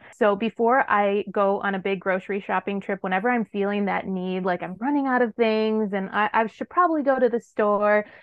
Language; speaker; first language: English; native; English